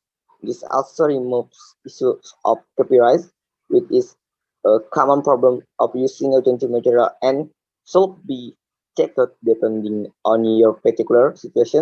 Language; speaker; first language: English; non-native, learner; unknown